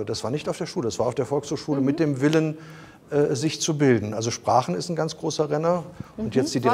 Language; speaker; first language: German; native; German